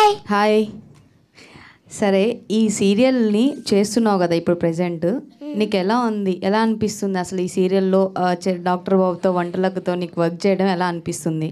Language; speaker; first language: Telugu; non-native, fluent; Malayalam